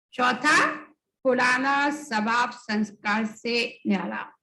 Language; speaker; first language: Hindi; non-native, local second language; Bangla